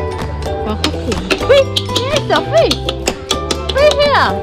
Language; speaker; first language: English; non-native, learner; Khmer